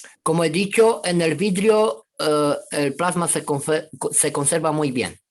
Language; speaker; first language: Spanish; non-native, fluent; Romanian